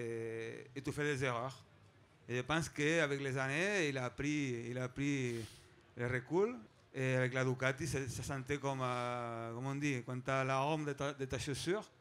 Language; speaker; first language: French; non-native, fluent; Spanish